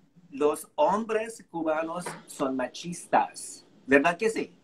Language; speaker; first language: Spanish; non-native, fluent; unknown